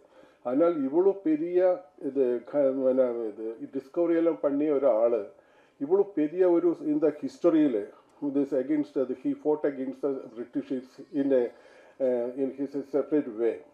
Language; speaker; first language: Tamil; non-native, learner; Malayalam